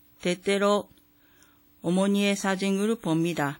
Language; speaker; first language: Korean; non-native, learner; Japanese